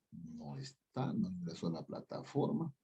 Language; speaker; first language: Spanish; native; Spanish